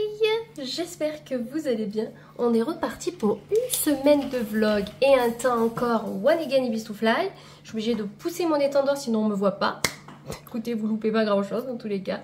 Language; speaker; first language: French; native; French